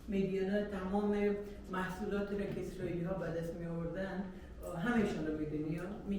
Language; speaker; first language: Persian; native; Persian